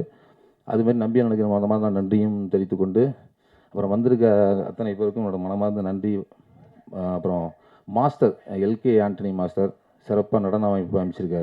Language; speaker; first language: Tamil; native; Tamil